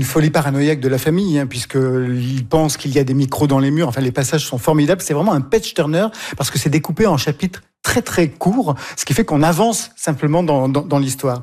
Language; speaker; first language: French; native; French